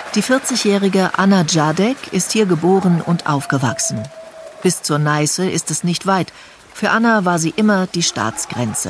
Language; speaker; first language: German; native; German